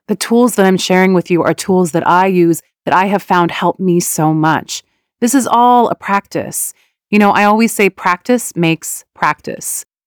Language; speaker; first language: English; early bilingual, other home language; Persian